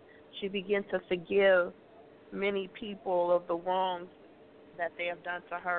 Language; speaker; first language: English; native; English